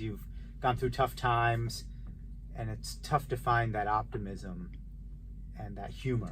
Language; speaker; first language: English; native; English